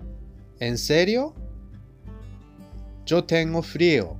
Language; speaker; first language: Spanish; non-native, fluent; Japanese